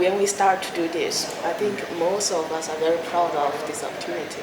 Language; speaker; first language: English; non-native, fluent; Chinese